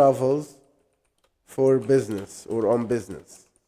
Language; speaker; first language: English; non-native, fluent; Arabic